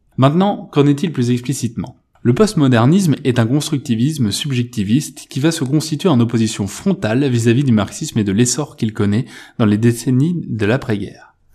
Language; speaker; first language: French; native; French